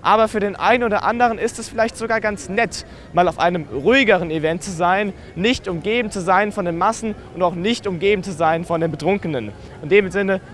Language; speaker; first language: German; native; German